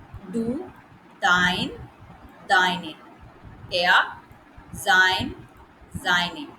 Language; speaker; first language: German; non-native, learner; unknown